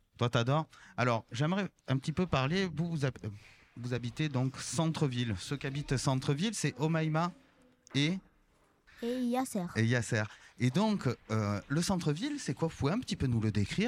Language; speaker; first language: French; native; French